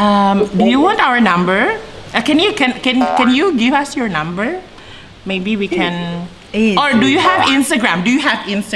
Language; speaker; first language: English; non-native, learner; Indonesian